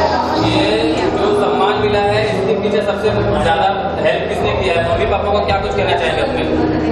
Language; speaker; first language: Hindi; native; Hindi